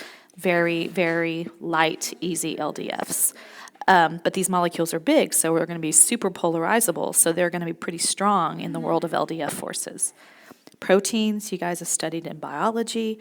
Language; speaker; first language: English; native; English